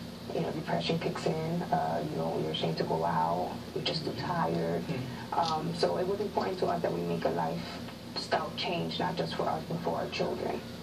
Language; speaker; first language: English; early bilingual, other home language; Spanish